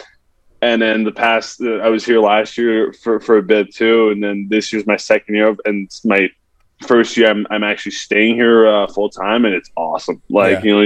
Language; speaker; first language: English; non-native, fluent; French